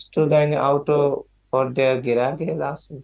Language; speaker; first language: German; non-native, learner; Bangla